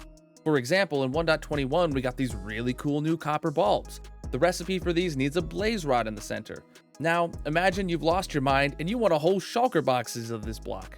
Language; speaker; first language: English; native; English